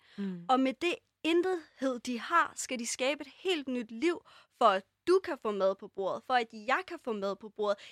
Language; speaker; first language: Danish; early bilingual, other home language; Persian